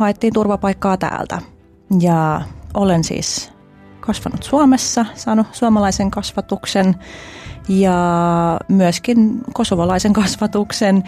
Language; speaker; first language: Finnish; early bilingual, other home language; Albanian